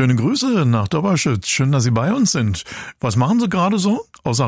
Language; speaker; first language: German; native; German